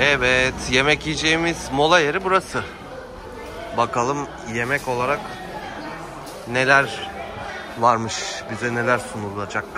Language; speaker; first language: Turkish; native; Turkish